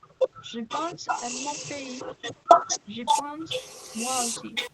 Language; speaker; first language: French; non-native, learner; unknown